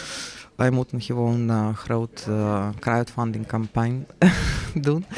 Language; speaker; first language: Dutch; non-native, fluent; Russian